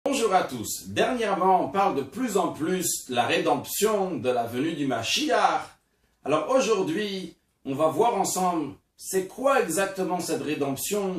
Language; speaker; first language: French; native; French